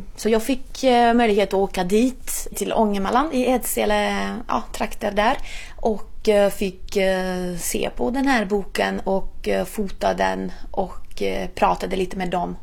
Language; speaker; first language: Swedish; non-native, fluent; Italian